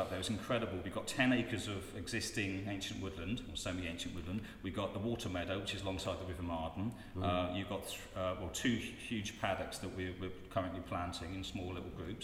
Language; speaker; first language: English; native; English